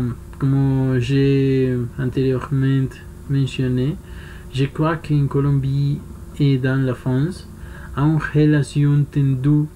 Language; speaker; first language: French; non-native, learner; Spanish